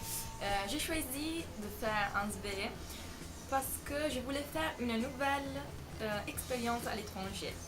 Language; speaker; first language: French; non-native, learner; Italian